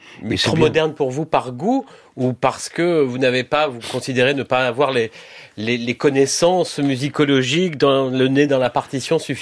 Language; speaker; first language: French; native; French